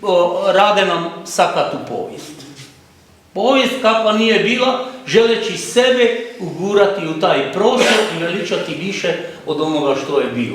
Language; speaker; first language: Croatian; native; Croatian